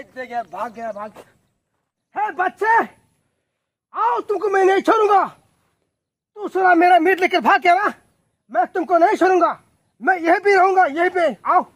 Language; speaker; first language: Hindi; non-native, local second language; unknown